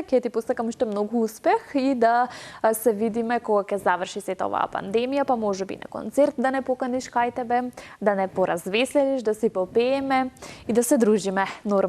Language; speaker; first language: Macedonian; native; Macedonian